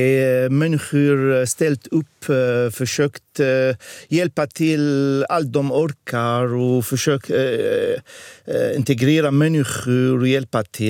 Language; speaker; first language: Swedish; non-native, fluent; Arabic